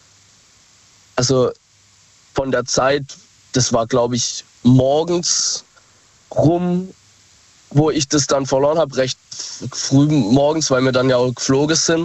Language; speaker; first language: German; native; German